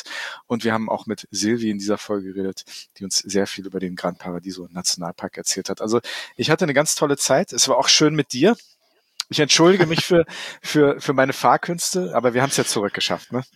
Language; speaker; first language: German; native; German